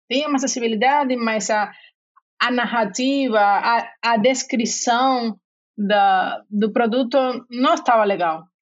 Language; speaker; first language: Portuguese; non-native, fluent; Spanish